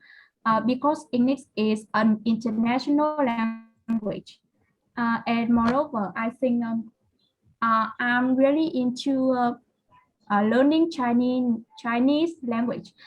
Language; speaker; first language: English; non-native, learner; Vietnamese